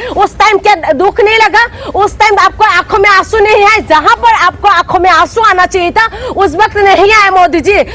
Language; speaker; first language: Hindi; non-native, local second language; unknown